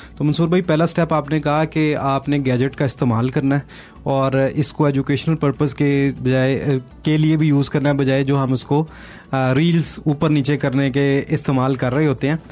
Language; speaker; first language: Urdu; non-native, local second language; Punjabi